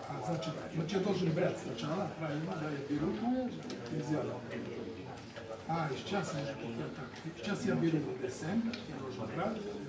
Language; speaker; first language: Russian; non-native, learner; Serbian